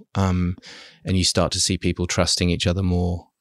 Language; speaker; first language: English; early bilingual, other home language; German